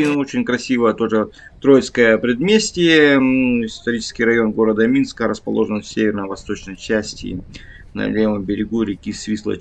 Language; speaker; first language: Russian; native; Russian